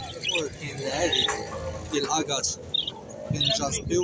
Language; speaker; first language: Arabic; native; Arabic